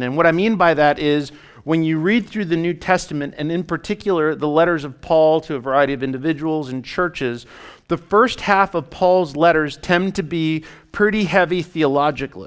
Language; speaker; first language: English; native; English